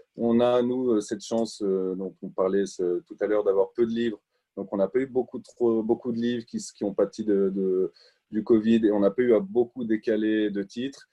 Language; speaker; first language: French; native; French